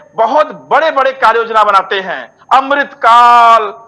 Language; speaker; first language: Hindi; native; Hindi